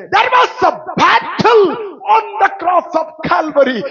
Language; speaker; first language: English; non-native, local second language; Tamil